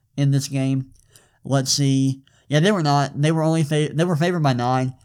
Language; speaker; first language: English; native; English